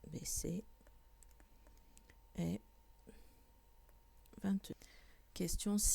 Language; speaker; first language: French; native; French